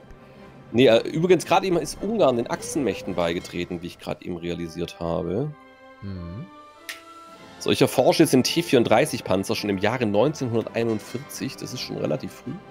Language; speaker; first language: German; native; German